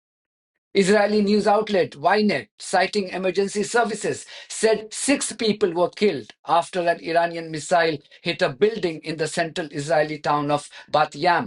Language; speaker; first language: English; non-native, local second language; Hindi